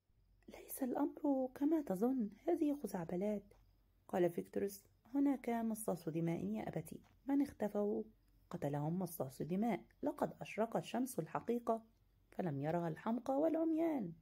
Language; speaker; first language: Arabic; native; Arabic